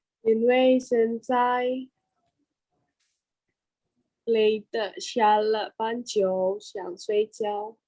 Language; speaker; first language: Chinese; non-native, learner; Indonesian